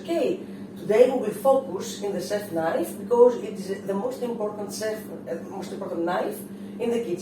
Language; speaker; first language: English; non-native, fluent; Greek